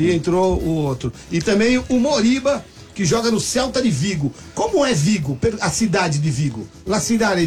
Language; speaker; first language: Portuguese; native; Portuguese